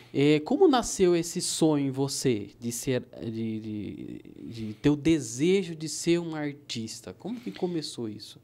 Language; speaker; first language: Portuguese; native; Portuguese